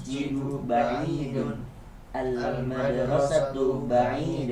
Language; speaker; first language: Arabic; non-native, learner; Indonesian